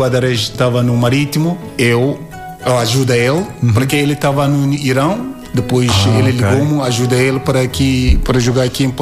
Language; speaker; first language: Portuguese; non-native, learner; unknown